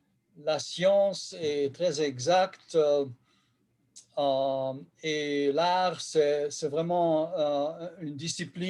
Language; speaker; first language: French; non-native, fluent; Hungarian